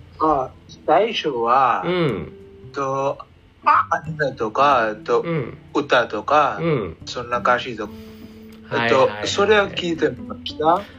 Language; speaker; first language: Japanese; non-native, learner; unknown